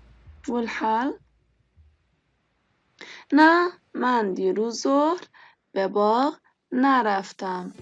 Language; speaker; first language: Persian; non-native, fluent; Arabic